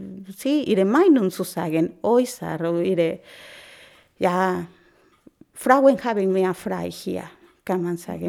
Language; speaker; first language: German; non-native, learner; Spanish